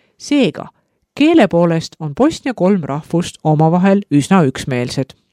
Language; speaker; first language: Estonian; native; Estonian